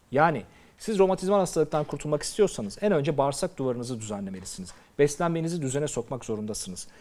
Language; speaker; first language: Turkish; native; Turkish